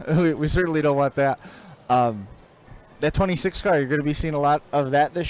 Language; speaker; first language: English; native; English